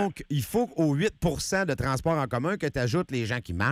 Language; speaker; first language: French; native; French